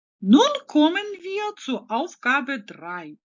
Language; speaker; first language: German; non-native, fluent; Ukrainian